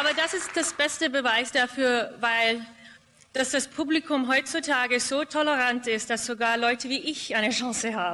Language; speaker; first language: German; early bilingual, heritage; English